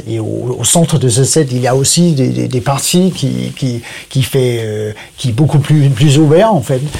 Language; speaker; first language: French; non-native, learner; Danish